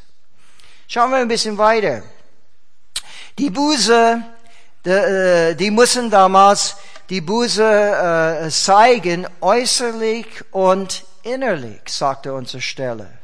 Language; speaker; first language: German; non-native, fluent; English